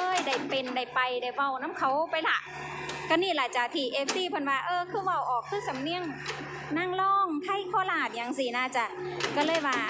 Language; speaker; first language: Thai; native; Thai